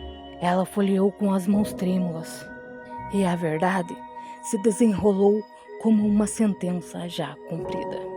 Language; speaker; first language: Portuguese; native; Portuguese